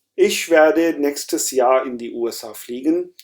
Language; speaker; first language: German; non-native, fluent; Urdu